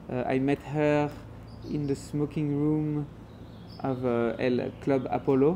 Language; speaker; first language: English; non-native, fluent; French